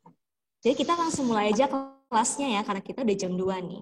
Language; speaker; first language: Indonesian; native; Indonesian